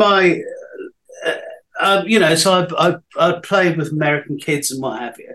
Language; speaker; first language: English; native; English